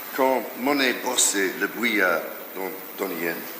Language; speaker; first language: French; non-native, fluent; English